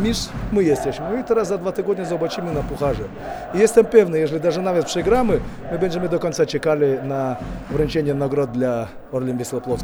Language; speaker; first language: Polish; non-native, fluent; Russian